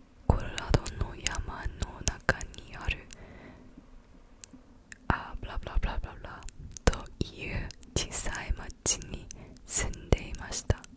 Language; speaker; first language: Japanese; non-native, learner; English